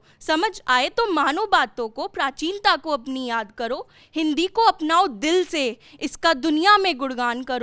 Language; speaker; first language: Hindi; native; Hindi